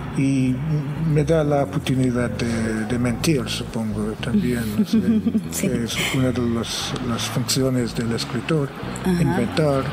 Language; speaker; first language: Spanish; non-native, fluent; English